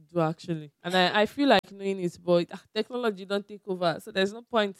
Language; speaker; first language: English; non-native, local second language; Yoruba